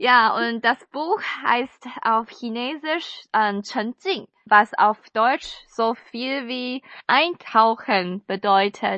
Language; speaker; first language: German; non-native, fluent; Chinese